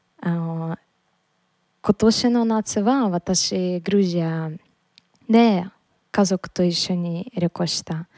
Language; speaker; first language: Japanese; non-native, learner; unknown